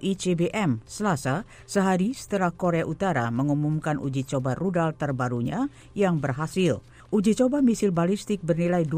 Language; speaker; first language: Indonesian; native; Indonesian